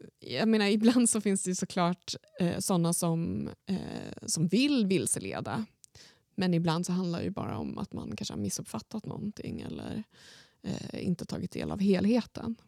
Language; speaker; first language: Swedish; native; Swedish